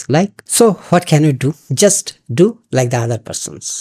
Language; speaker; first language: English; non-native, local second language; Bangla